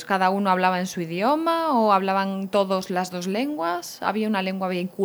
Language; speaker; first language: Spanish; native; Spanish